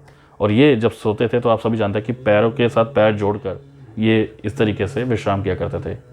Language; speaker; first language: Hindi; native; Hindi